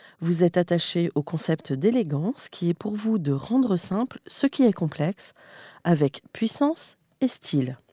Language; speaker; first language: French; native; French